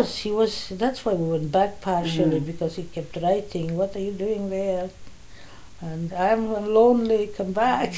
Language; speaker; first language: English; non-native, fluent; Polish